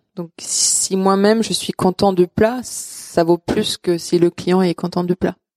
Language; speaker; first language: French; non-native, fluent; Swedish